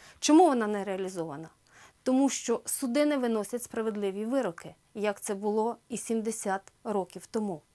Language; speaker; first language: Ukrainian; native; Ukrainian